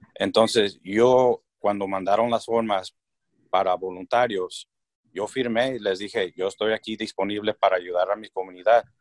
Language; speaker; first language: Spanish; early bilingual, heritage; Spanish